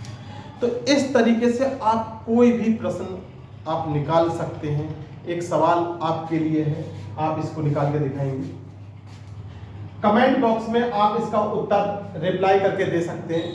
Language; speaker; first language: Hindi; native; Hindi